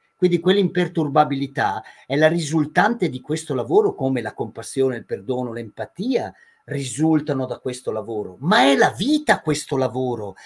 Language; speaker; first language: Italian; native; Italian